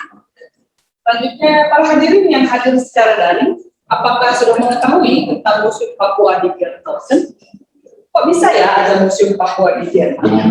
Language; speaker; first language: Indonesian; native; Indonesian